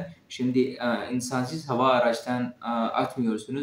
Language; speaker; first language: Turkish; non-native, fluent; Urdu